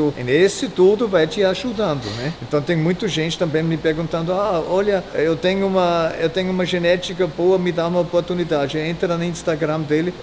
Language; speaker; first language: Portuguese; non-native, fluent; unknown